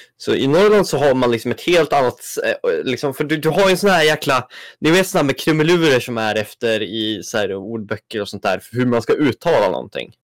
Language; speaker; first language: Swedish; native; Swedish